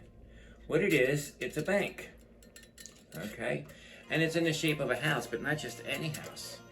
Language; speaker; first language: English; native; English